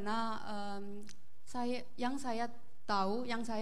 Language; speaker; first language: Indonesian; non-native, learner; Korean